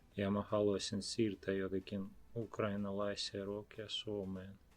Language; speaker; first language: Finnish; non-native, learner; Ukrainian